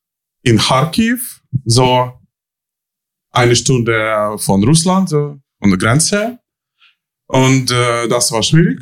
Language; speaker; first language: German; non-native, learner; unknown